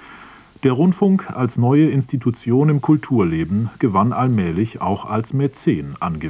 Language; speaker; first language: German; native; German